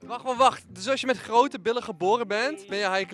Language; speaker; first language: Dutch; native; Dutch